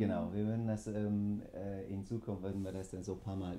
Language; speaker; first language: German; non-native, fluent; English